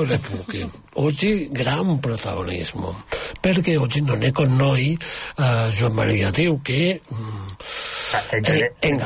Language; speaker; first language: Italian; non-native, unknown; Catalan